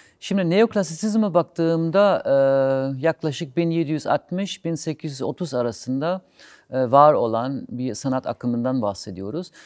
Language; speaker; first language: Turkish; non-native, fluent; German